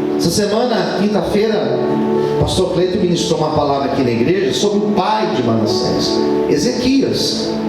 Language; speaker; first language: Portuguese; native; Portuguese